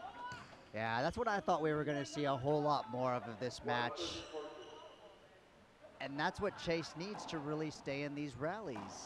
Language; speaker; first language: English; native; English